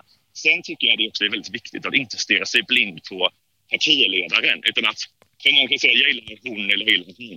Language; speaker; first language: Swedish; native; Swedish